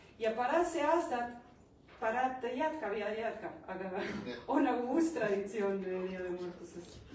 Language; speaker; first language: Estonian; non-native, learner; Spanish